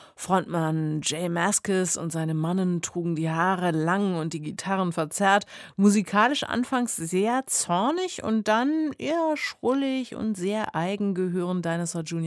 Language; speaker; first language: German; native; German